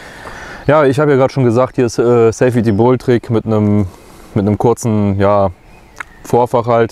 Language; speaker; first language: German; native; German